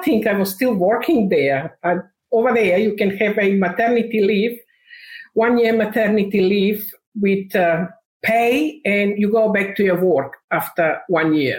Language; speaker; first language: English; non-native, learner; Macedonian